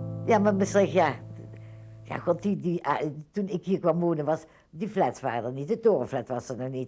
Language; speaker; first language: Dutch; native; Dutch